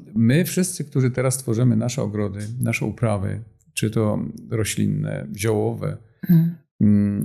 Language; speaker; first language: Polish; native; Polish